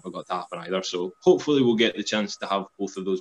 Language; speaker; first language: English; native; English